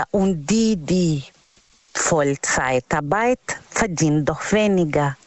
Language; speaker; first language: German; non-native, learner; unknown